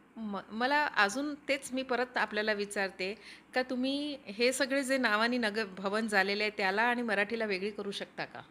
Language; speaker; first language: Marathi; non-native, local second language; Hindi